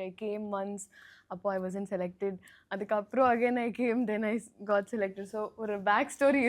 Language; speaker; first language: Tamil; non-native, learner; Telugu